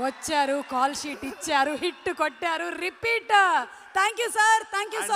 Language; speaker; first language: Telugu; native; Telugu